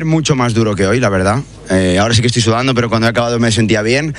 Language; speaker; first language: Spanish; native; Spanish